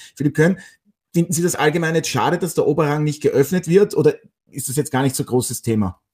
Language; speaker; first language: German; native; German